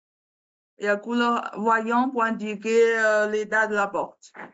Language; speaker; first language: French; non-native, learner; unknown